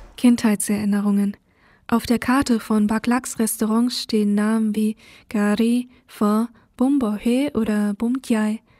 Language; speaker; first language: German; early bilingual, other home language; Vietnamese